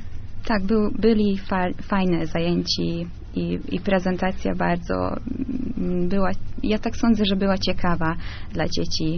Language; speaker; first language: Polish; non-native, learner; Hungarian